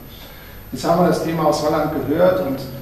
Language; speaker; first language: German; native; German